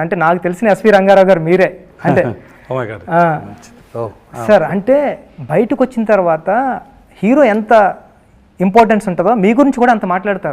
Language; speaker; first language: Telugu; native; Telugu